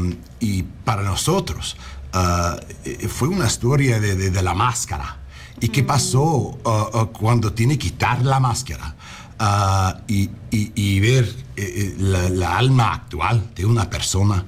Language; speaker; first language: Spanish; non-native, learner; English